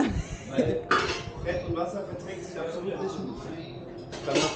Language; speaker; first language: German; native; German